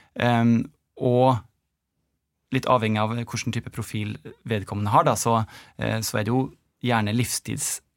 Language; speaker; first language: Norwegian; native; Norwegian